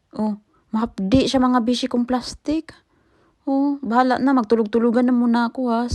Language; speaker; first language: Filipino; non-native, local second language; Cebuano